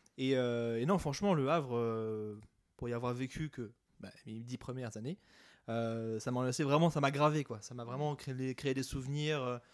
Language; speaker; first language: French; native; French